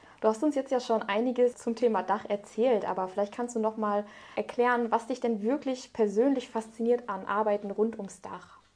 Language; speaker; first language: German; native; German